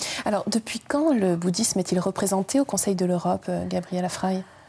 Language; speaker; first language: French; native; French